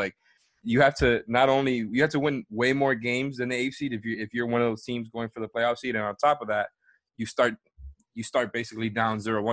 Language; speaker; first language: English; native; English